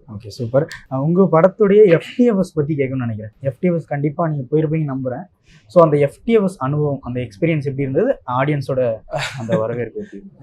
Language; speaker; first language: Tamil; native; Tamil